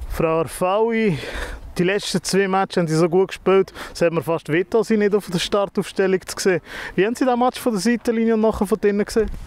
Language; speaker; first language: German; native; German